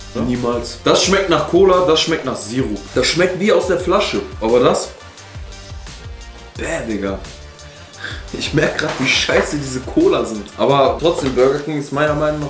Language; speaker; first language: German; native; German